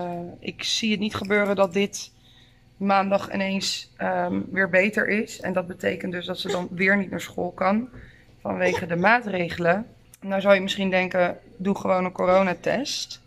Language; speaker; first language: Dutch; native; Dutch